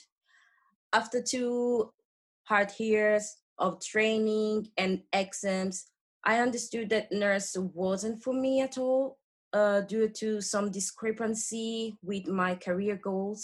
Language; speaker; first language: English; non-native, fluent; Italian